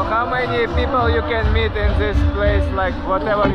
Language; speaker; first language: English; non-native, learner; Russian